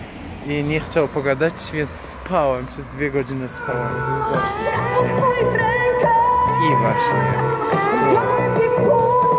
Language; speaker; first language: Polish; non-native, fluent; Persian